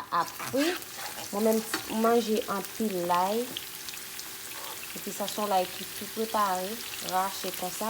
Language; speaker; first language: French; non-native, learner; Haitian Creole